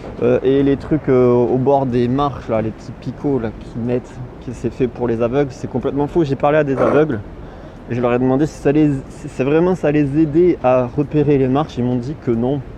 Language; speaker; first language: French; native; French